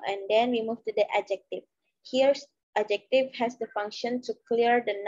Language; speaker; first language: English; non-native, learner; Indonesian